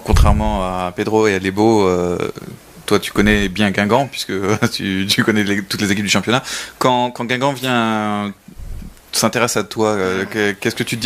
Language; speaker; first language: French; native; French